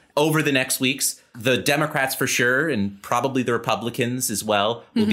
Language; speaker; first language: English; native; English